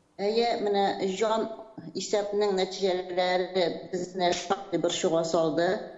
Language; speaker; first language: Tatar; native; Tatar